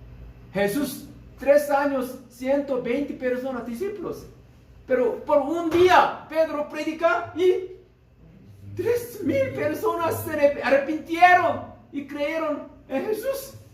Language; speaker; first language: Spanish; non-native, learner; Korean